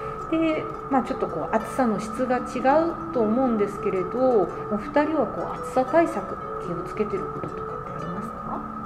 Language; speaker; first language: Japanese; native; Japanese